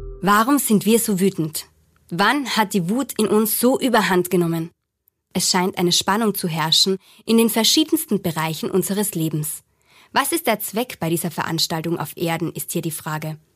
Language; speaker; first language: German; native; German